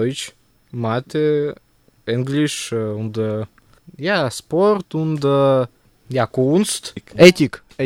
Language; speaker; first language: German; non-native, learner; Russian